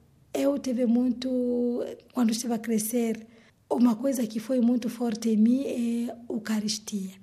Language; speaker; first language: Portuguese; non-native, learner; Swahili